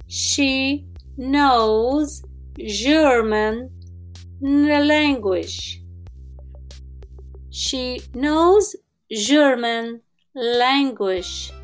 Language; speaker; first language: English; non-native, fluent; Arabic